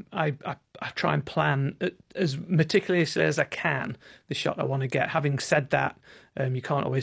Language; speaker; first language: English; native; English